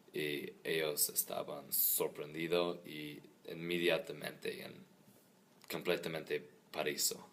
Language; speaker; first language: Spanish; non-native, learner; English